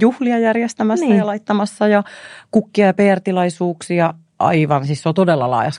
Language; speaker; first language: Finnish; native; Finnish